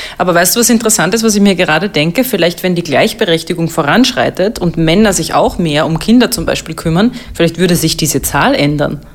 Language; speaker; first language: German; native; German